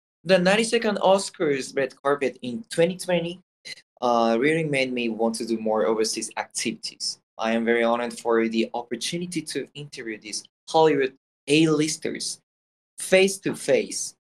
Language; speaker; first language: English; non-native, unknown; Japanese